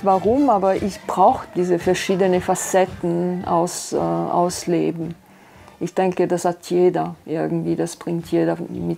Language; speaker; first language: German; non-native, fluent; Arabic